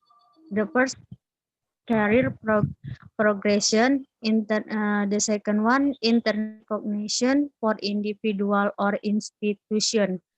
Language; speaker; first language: English; non-native, learner; Indonesian